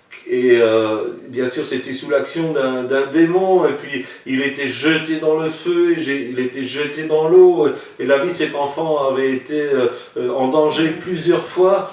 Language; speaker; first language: French; native; French